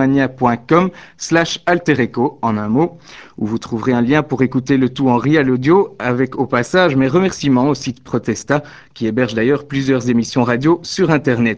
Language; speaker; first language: French; native; French